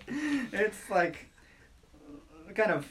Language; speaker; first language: English; non-native, fluent; Japanese